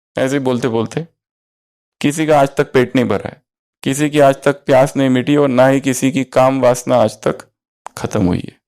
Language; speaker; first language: Hindi; native; Hindi